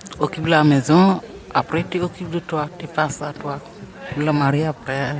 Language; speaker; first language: French; non-native, learner; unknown